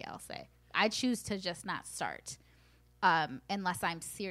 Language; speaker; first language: English; early bilingual, other home language; Spanish